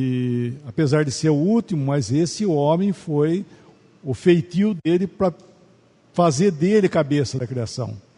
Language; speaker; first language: Portuguese; native; Portuguese